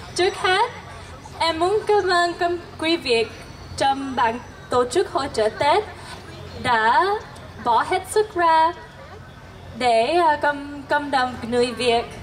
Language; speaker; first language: Vietnamese; early bilingual, other home language; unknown